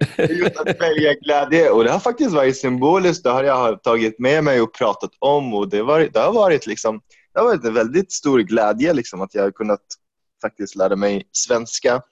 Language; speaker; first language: Swedish; non-native, fluent; Arabic